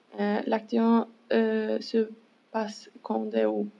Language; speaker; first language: French; non-native, learner; English